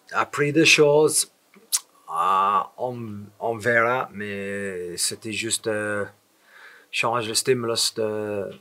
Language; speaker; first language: French; non-native, fluent; English